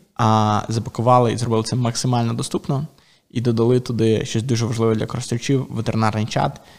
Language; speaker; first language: Ukrainian; native; Ukrainian